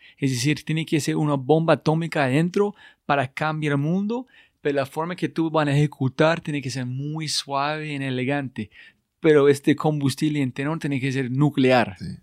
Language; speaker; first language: Spanish; non-native, learner; English